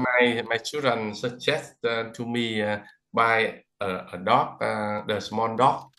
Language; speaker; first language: English; non-native, learner; Vietnamese